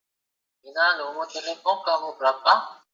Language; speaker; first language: Indonesian; non-native, learner; Korean